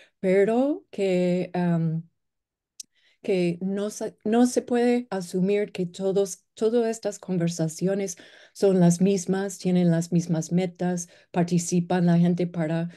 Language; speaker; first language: Spanish; non-native, fluent; English